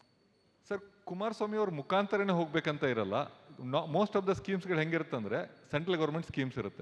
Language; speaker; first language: Kannada; native; Kannada